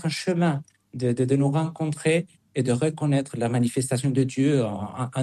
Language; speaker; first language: French; non-native, fluent; Spanish